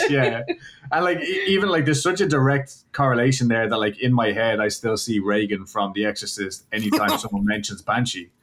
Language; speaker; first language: English; native; English